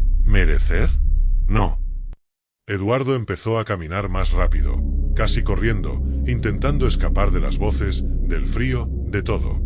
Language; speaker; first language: Spanish; native; Spanish